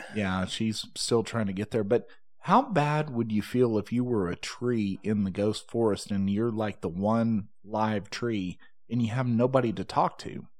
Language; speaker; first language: English; native; English